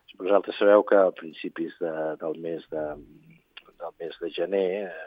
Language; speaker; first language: Catalan; native; Catalan